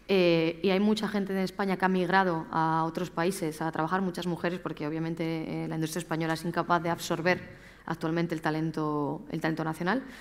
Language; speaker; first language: Spanish; native; Spanish